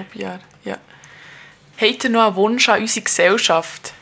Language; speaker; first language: German; native; German